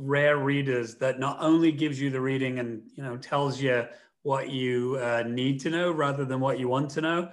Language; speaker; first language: English; native; English